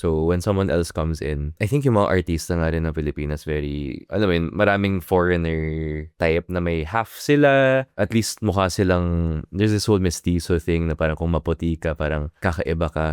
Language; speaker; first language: Filipino; native; Filipino